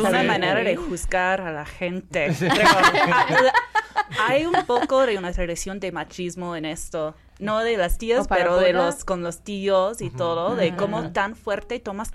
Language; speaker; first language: Spanish; non-native, fluent; English